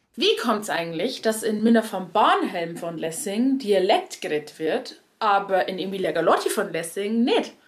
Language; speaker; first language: German; native; German